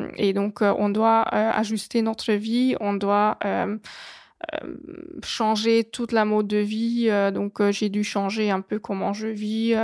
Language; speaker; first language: French; non-native, fluent; Hungarian